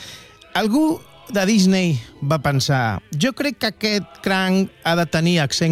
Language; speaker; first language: Catalan; native; Catalan